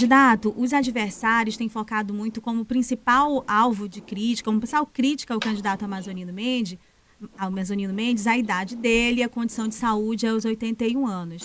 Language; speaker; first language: Portuguese; native; Portuguese